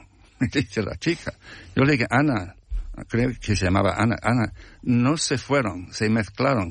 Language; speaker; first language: Spanish; non-native, fluent; English